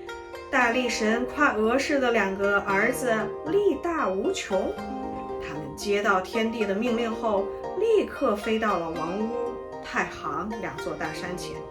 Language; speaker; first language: Chinese; native; Chinese